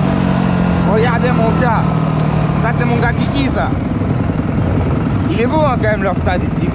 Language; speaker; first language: French; native; French